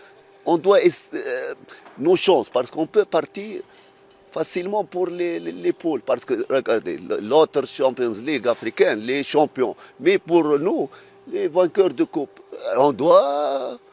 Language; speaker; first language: French; non-native, fluent; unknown